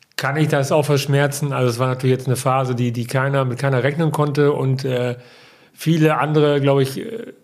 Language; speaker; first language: German; native; German